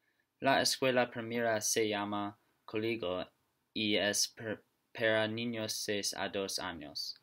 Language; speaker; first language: Spanish; non-native, learner; English